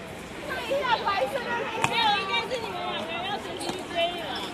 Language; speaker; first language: Chinese; native; Chinese